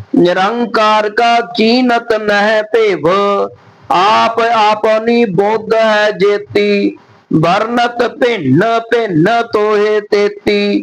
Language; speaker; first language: Hindi; non-native, local second language; Punjabi